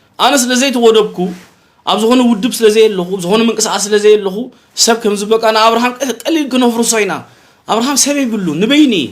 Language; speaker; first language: Tigrinya; early bilingual, heritage; Tigrinya